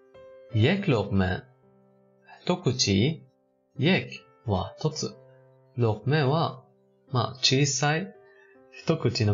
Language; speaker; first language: Japanese; non-native, fluent; Persian